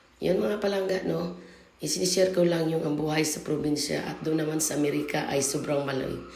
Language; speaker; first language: Filipino; non-native, local second language; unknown